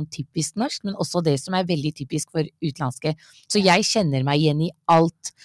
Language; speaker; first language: Norwegian; early bilingual, other home language; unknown